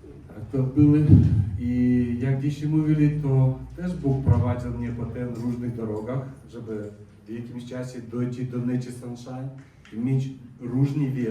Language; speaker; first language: Polish; non-native, learner; Russian